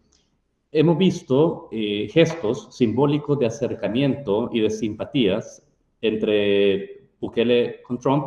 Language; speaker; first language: Spanish; native; Spanish